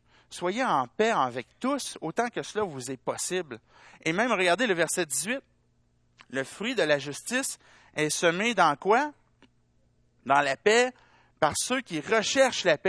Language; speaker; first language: French; native; French